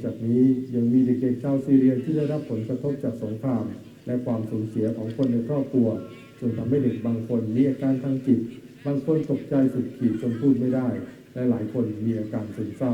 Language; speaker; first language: Thai; native; Thai